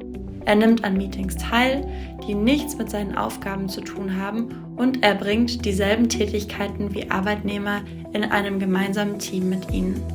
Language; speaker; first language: German; native; German